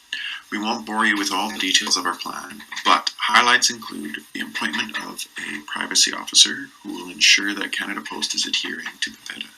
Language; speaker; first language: English; native; English